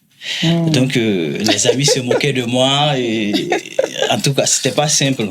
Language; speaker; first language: French; non-native, local second language; Mossi